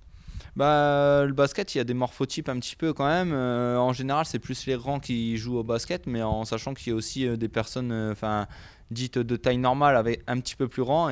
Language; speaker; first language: French; native; French